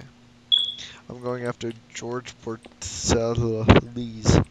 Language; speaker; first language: English; native; English